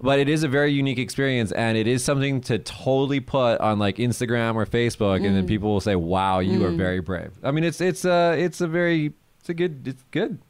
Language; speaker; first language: English; early bilingual, other home language; Japanese